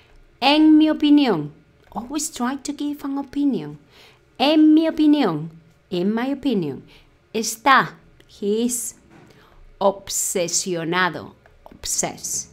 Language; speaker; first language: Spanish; non-native, fluent; English